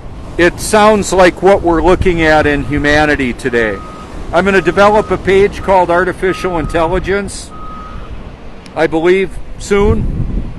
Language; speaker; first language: English; native; English